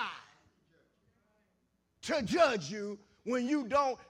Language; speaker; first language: English; native; English